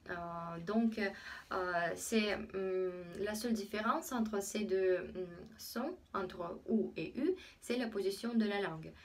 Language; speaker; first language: French; non-native, fluent; Russian